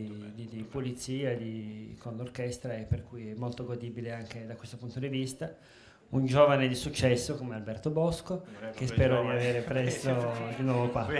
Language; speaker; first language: Italian; native; Italian